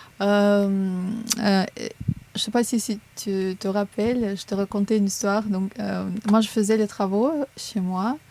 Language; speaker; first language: French; non-native, fluent; Azerbaijani